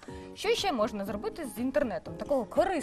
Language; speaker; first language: Ukrainian; native; Ukrainian